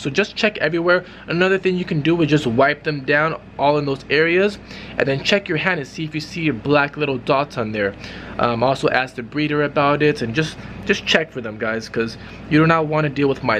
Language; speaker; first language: English; native; English